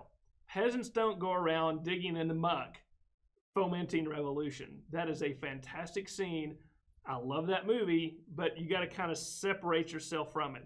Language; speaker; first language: English; native; English